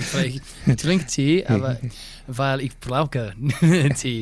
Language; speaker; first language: German; non-native, learner; English